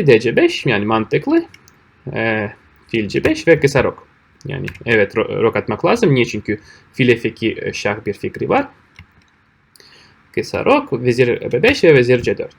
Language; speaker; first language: Turkish; non-native, fluent; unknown